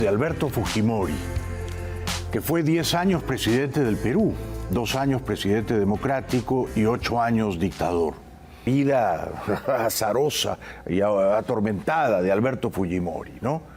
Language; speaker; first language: Spanish; native; Spanish